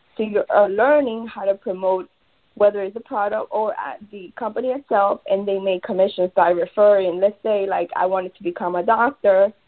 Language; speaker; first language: English; early bilingual, other home language; Spanish